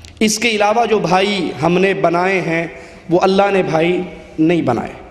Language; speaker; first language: Urdu; non-native, local second language; Punjabi